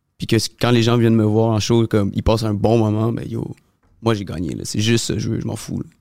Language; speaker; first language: French; native; French